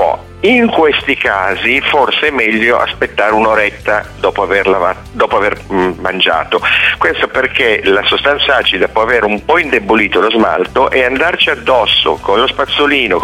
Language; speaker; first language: Italian; native; Italian